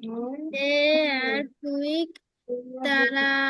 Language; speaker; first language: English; non-native, learner; Bangla